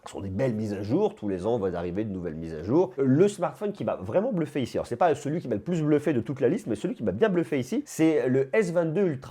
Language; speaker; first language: French; native; French